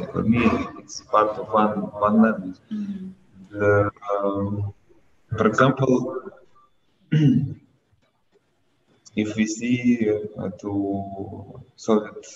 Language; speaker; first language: English; non-native, learner; Russian